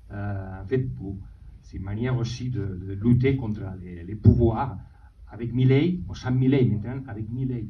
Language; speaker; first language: French; non-native, fluent; Spanish